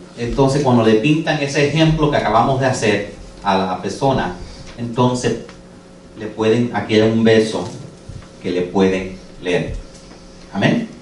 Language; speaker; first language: Spanish; non-native, fluent; English